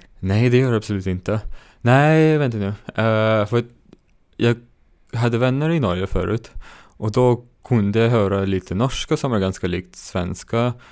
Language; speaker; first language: Swedish; non-native, fluent; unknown